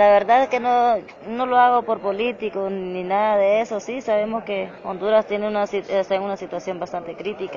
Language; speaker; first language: Spanish; native; Spanish